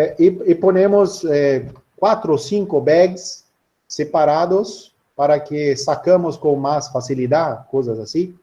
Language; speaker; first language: Spanish; non-native, learner; Portuguese